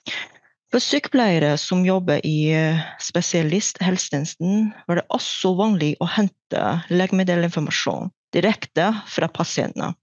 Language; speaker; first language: Norwegian; non-native, fluent; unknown